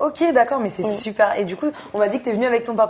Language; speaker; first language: French; native; French